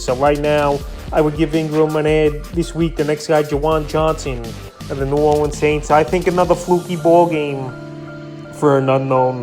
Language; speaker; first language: English; native; English